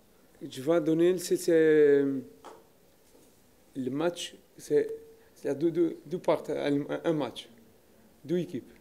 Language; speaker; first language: French; non-native, learner; Portuguese